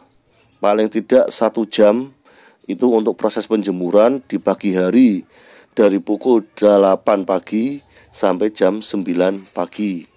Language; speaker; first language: Indonesian; native; Indonesian